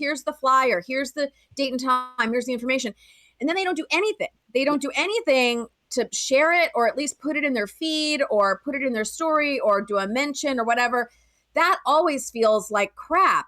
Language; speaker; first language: English; native; English